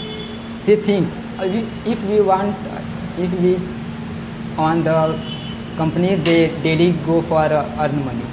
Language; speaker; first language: English; non-native, learner; Hindi